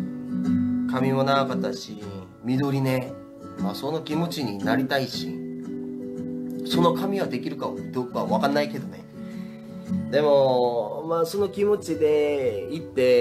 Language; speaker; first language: Japanese; non-native, fluent; Korean